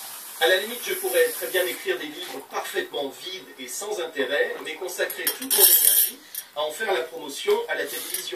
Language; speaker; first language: French; native; French